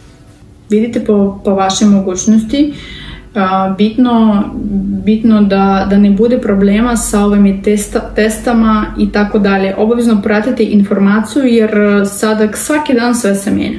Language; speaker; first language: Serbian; non-native, learner; Russian